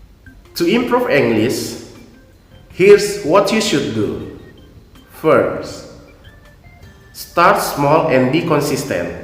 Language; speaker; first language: English; non-native, fluent; Indonesian